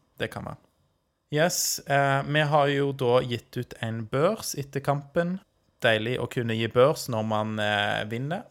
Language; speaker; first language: Norwegian; native; Norwegian